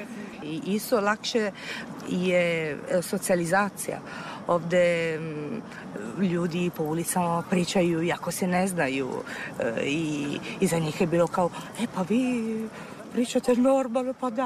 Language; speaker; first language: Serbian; non-native, fluent; Italian